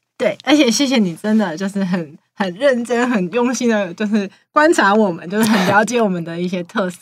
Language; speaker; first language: Chinese; native; Chinese